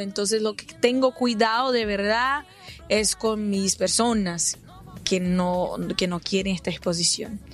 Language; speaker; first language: Spanish; non-native, fluent; Portuguese